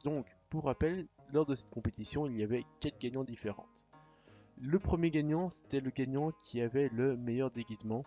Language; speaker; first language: French; native; French